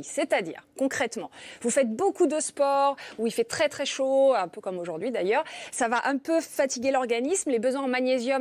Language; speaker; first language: French; native; French